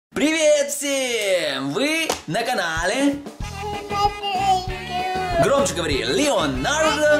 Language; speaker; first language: Russian; native; Russian